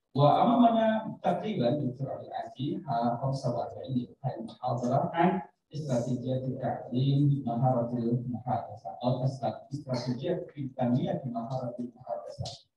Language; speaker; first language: Arabic; non-native, fluent; Indonesian